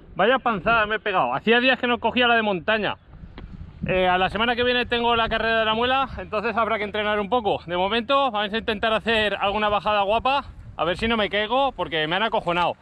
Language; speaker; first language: Spanish; native; Spanish